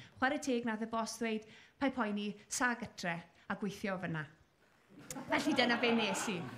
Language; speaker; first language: Welsh; native; Welsh